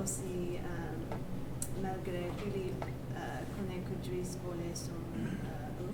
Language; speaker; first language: French; non-native, learner; English